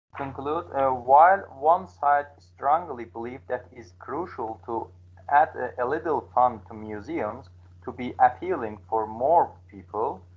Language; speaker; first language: English; non-native, learner; Azerbaijani